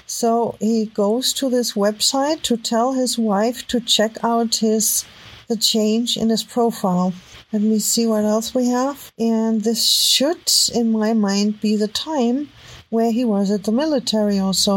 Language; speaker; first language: English; non-native, fluent; German